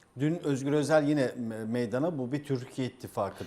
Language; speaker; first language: Turkish; native; Turkish